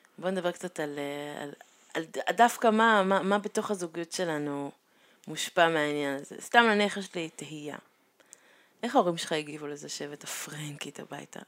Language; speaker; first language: Hebrew; native; Hebrew